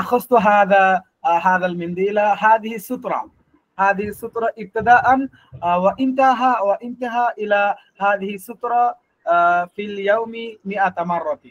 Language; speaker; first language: Arabic; non-native, learner; Bangla